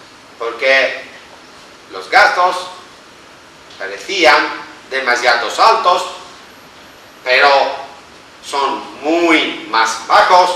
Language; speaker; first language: Spanish; non-native, fluent; Italian